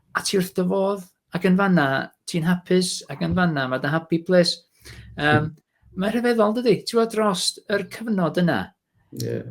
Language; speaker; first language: Welsh; native; Welsh